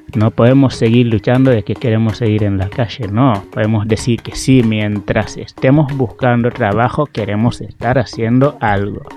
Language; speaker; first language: Spanish; non-native, fluent; Wolof